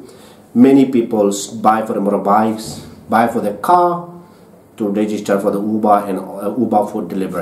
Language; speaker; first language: English; non-native, learner; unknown